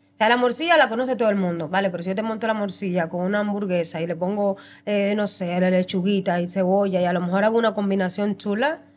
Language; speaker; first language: Spanish; native; Spanish